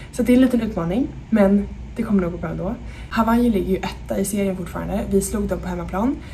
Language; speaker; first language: Swedish; native; Swedish